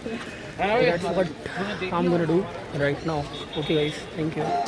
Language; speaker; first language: English; non-native, local second language; Hindi